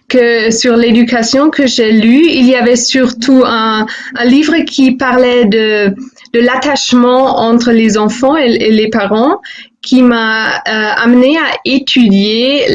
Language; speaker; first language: French; non-native, fluent; German